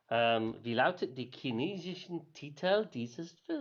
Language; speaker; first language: German; non-native, learner; English